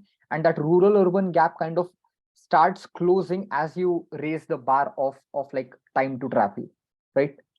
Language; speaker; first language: English; non-native, local second language; Marathi